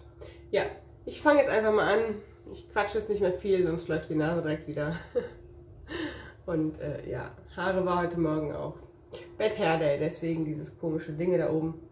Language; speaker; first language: German; native; German